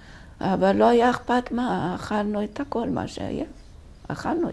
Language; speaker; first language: Hebrew; non-native, fluent; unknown